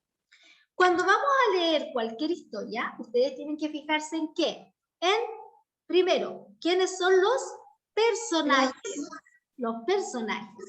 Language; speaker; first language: Spanish; native; Spanish